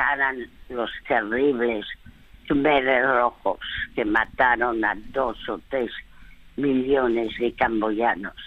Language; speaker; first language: Spanish; non-native, fluent; French